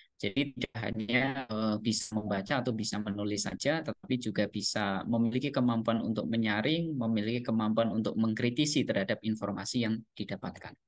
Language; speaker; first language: Indonesian; non-native, local second language; Javanese